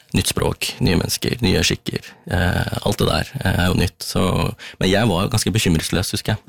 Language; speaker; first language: Norwegian; early bilingual, other home language; Tamil